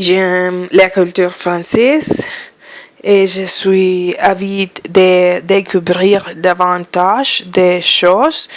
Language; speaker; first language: French; non-native, fluent; Spanish